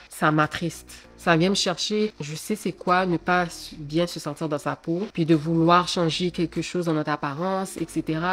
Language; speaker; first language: French; early bilingual, other home language; Haitian Creole